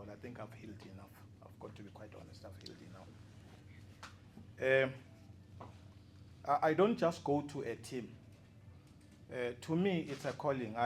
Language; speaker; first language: English; non-native, local second language; Zulu